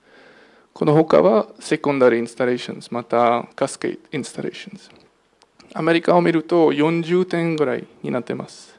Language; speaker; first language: Japanese; non-native, fluent; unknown